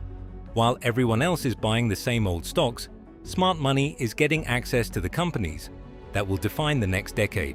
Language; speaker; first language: English; native; English